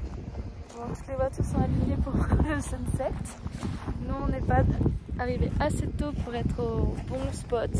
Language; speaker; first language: French; native; French